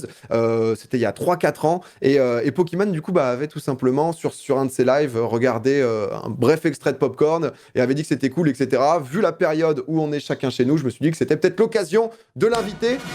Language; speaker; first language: French; native; French